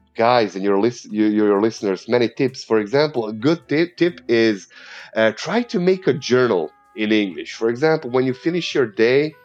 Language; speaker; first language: English; non-native, fluent; Serbian